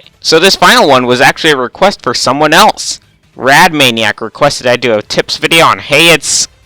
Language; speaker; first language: English; native; English